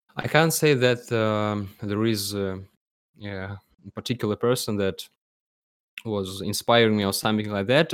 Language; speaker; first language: English; non-native, learner; Russian